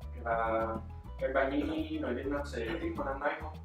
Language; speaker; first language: Vietnamese; non-native, learner; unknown